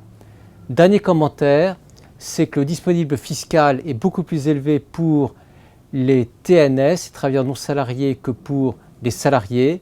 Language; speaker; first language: French; native; French